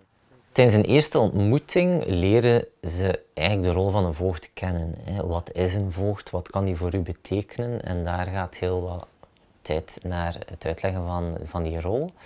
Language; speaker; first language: Dutch; native; Dutch